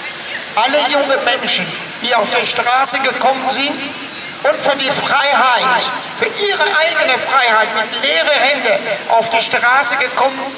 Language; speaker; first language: German; non-native, fluent; Persian